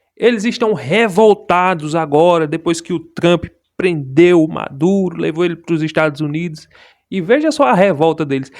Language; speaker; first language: Portuguese; native; Portuguese